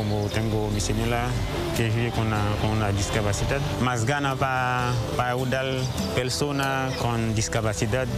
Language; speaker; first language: Spanish; non-native, learner; Haitian Creole